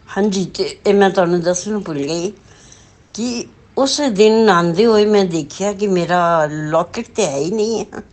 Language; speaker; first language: Hindi; non-native, local second language; Punjabi